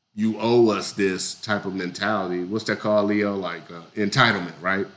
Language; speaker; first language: English; native; English